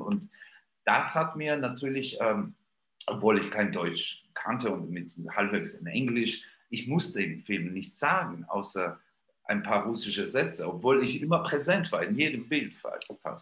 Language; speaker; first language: German; non-native, fluent; Georgian